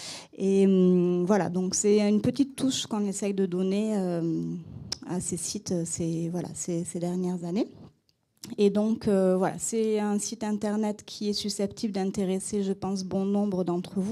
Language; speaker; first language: French; native; French